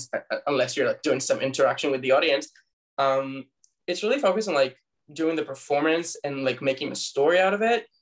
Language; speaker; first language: English; non-native, fluent; Hebrew